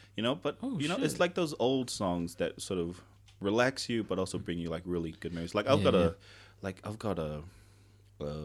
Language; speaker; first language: English; non-native, fluent; Tongan